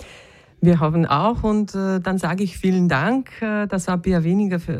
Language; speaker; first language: German; native; German